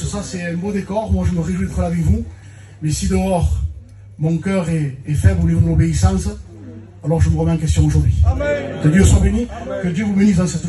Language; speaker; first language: French; native; French